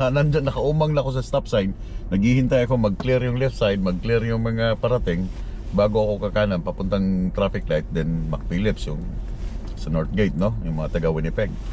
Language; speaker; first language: Filipino; native; Filipino